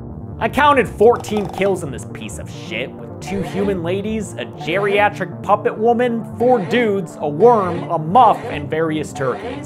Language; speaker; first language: English; native; English